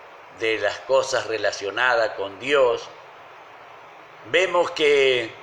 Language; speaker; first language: Spanish; native; Spanish